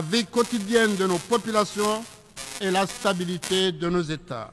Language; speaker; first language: French; non-native, local second language; Ngazidja Comorian